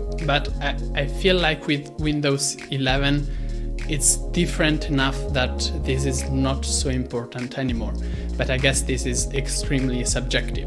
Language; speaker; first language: English; non-native, fluent; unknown